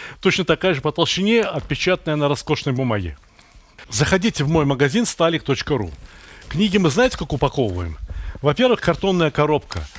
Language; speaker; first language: Russian; native; Russian